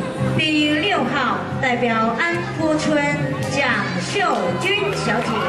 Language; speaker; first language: Chinese; native; Chinese